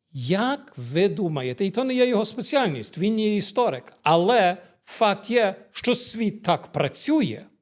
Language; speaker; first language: Ukrainian; early bilingual, heritage; Ukrainian